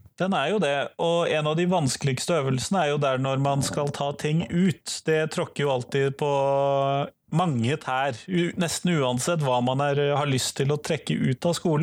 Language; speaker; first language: Norwegian; native; Norwegian